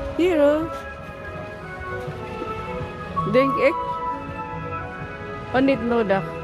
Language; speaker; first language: Dutch; non-native, learner; Cebuano